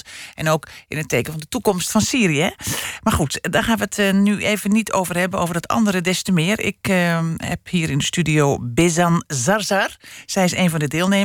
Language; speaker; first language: Dutch; native; Dutch